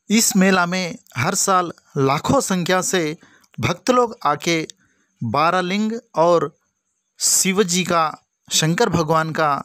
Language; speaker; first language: Hindi; non-native, local second language; Lambadi